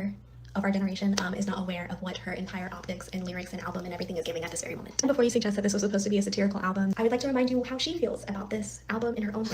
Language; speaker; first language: English; native; English